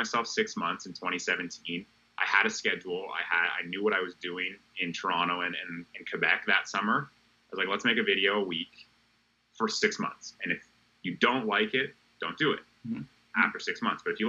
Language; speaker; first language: English; native; English